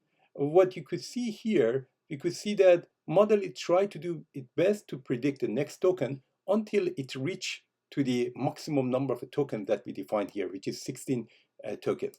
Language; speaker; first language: English; non-native, fluent; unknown